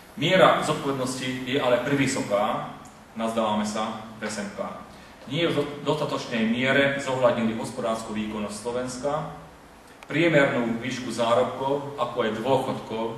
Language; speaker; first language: Slovak; non-native, local second language; Hungarian